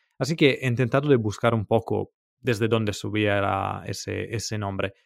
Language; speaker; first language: Spanish; non-native, fluent; Italian